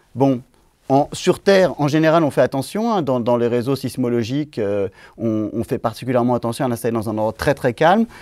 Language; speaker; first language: French; native; French